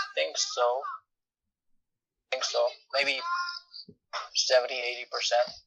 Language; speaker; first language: English; non-native, fluent; Romanian